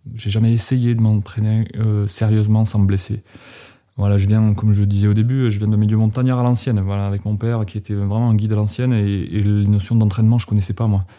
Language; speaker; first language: French; native; French